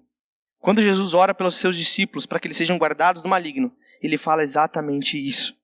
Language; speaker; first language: Portuguese; native; Portuguese